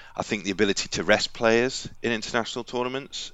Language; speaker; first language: English; native; English